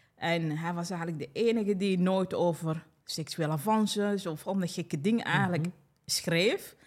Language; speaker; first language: Dutch; early bilingual, other home language; Kinyarwanda